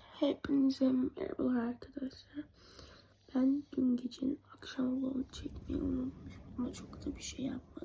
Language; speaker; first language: Turkish; early bilingual, heritage; Turkish